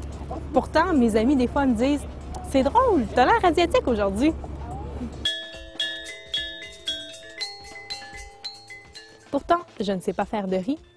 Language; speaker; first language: French; native; French